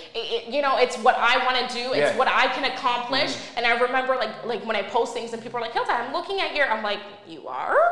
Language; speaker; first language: English; native; English